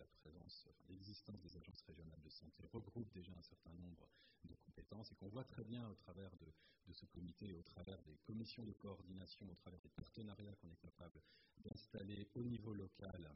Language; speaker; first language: French; native; French